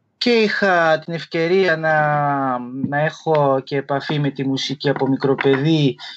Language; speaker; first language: Greek; early bilingual, other home language; French